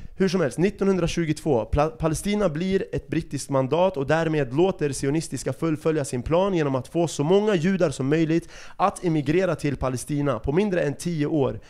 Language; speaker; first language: Swedish; early bilingual, other home language; Arabic